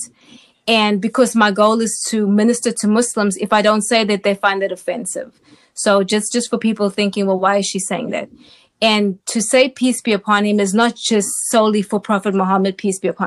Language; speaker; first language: English; native; English